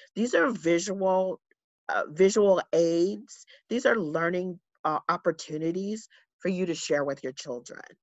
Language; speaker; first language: English; native; English